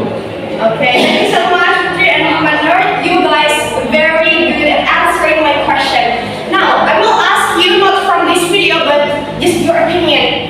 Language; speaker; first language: English; non-native, fluent; Indonesian